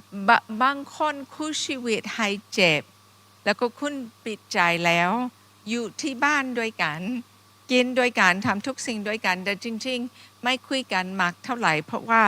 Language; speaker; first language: Thai; non-native, fluent; English